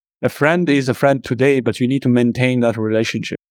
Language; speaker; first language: English; non-native, fluent; Arabic